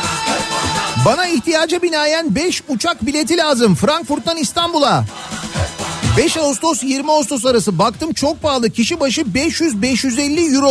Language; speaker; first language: Turkish; native; Turkish